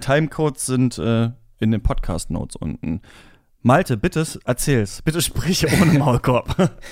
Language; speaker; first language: German; native; German